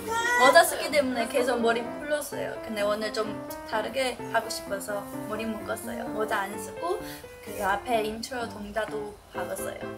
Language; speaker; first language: Korean; non-native, fluent; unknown